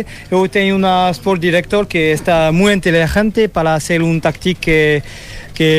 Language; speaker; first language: Portuguese; non-native, learner; Spanish